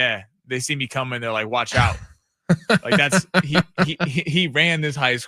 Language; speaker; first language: English; native; English